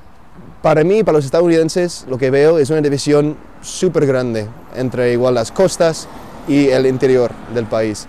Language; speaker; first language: Spanish; non-native, fluent; English